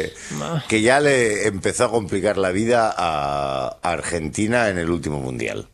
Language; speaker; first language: Spanish; native; Spanish